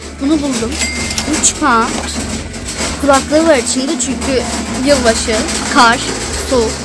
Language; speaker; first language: Turkish; early bilingual, heritage; Turkish